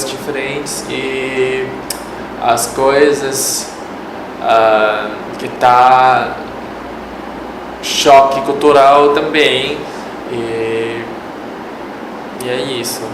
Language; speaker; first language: Portuguese; non-native, fluent; Chinese